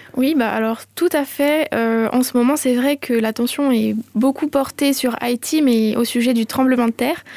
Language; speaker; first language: French; native; French